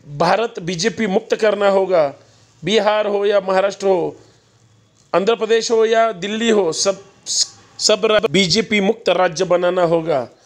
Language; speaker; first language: Hindi; non-native, local second language; Marathi